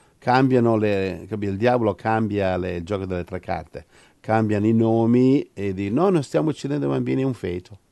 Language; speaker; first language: Italian; native; Italian